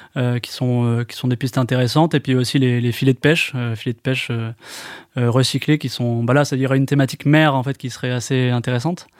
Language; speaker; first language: French; native; French